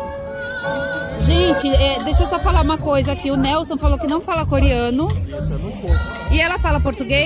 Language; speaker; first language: Portuguese; native; Portuguese